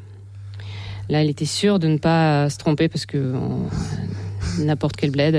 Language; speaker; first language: French; non-native, fluent; Ukrainian